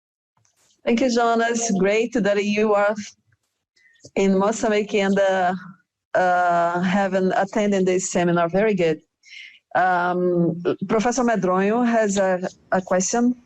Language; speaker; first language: English; non-native, fluent; Portuguese